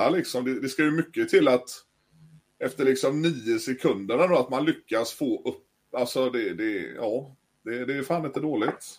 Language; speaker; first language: Swedish; native; Swedish